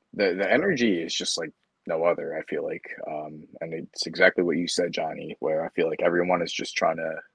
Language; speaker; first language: English; native; English